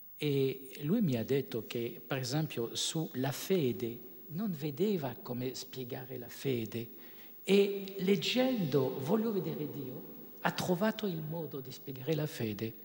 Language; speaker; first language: Italian; non-native, fluent; French